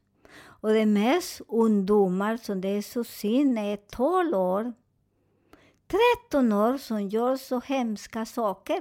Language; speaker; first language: Swedish; non-native, fluent; Spanish